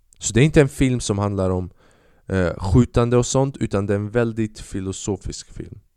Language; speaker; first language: Swedish; early bilingual, other home language; Albanian